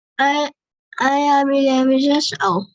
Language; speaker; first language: English; non-native, learner; Vietnamese